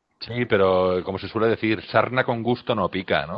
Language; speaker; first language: Spanish; native; Spanish